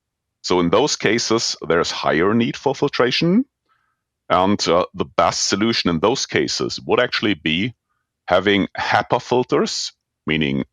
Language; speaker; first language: English; non-native, fluent; German